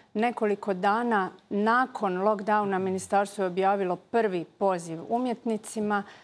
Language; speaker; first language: Croatian; native; Croatian